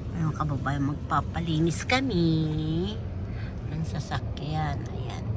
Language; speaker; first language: Filipino; native; Filipino